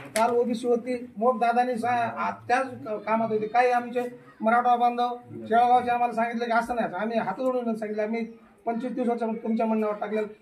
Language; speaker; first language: Marathi; non-native, local second language; Lambadi